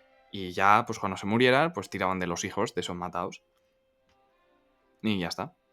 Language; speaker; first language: Spanish; native; Spanish